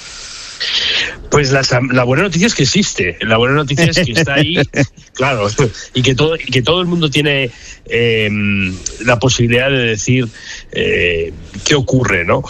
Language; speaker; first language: Spanish; native; Spanish